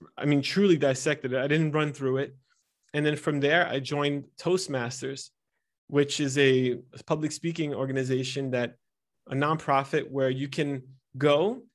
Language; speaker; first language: English; early bilingual, other home language; Italian